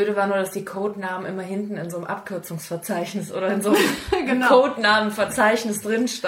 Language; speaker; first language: German; native; German